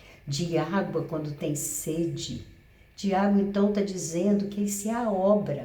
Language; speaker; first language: Portuguese; native; Portuguese